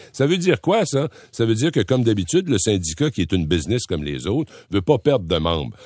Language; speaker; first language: French; native; French